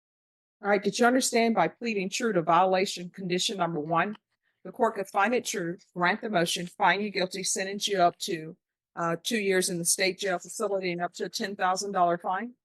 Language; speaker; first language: English; native; English